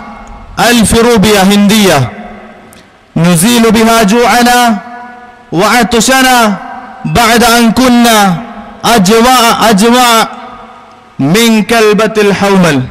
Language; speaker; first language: Arabic; non-native, fluent; Malayalam